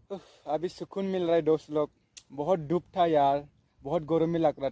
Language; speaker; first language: Hindi; non-native, local second language; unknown